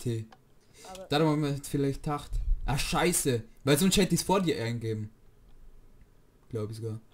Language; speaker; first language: German; native; German